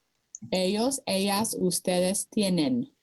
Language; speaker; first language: Spanish; non-native, fluent; English